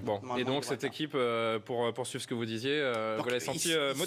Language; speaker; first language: French; native; French